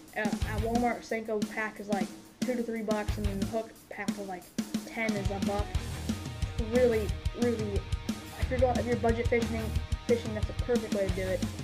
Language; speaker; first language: English; native; English